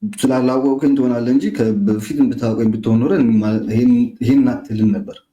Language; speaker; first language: Amharic; non-native, local second language; Tigrinya